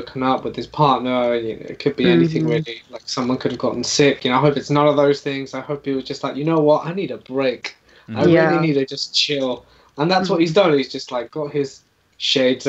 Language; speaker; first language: English; native; English